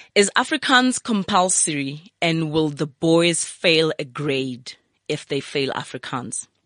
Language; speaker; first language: English; non-native, local second language; Zulu